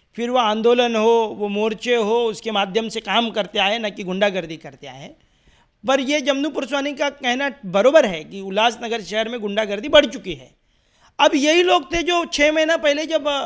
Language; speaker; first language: Hindi; non-native, local second language; Marathi